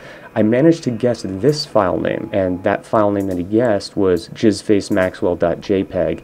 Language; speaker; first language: English; native; English